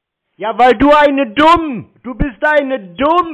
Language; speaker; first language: German; native; German